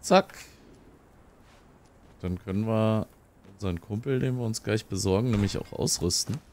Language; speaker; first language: German; native; German